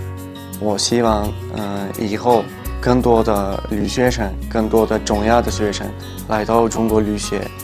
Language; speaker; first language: Chinese; non-native, fluent; Tajik